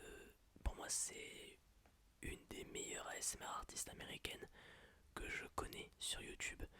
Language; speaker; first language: French; native; French